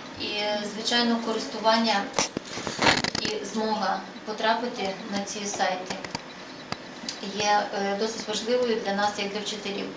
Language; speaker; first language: Ukrainian; native; Ukrainian